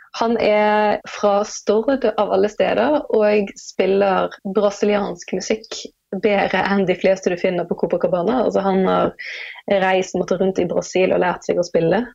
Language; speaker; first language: Norwegian; native; Norwegian